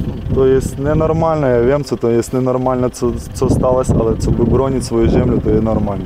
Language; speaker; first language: Polish; non-native, learner; Ukrainian